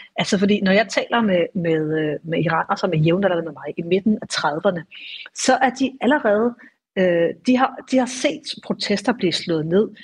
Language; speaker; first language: Danish; native; Danish